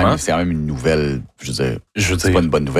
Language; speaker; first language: French; native; French